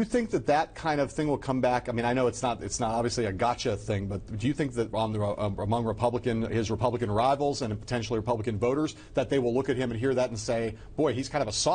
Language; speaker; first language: English; native; English